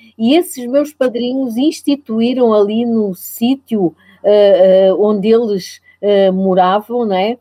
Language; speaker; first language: Portuguese; native; Portuguese